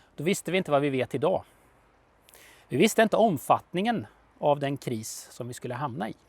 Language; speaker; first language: Swedish; native; Swedish